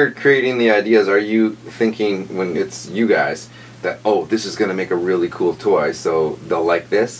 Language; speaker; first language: English; native; English